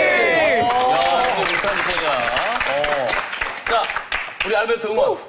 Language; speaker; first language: Korean; native; Korean